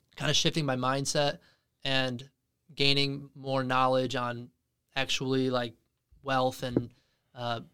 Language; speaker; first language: English; native; English